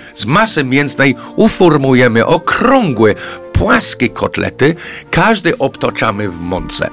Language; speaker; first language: Polish; non-native, fluent; English